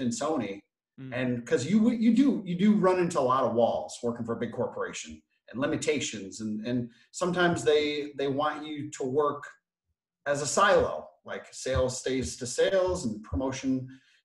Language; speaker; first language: English; native; English